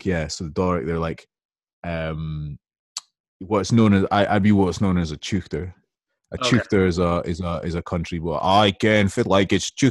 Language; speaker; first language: English; native; English